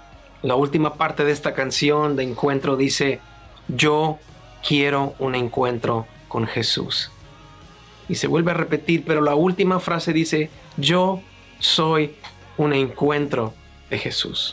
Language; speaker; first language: Spanish; native; Spanish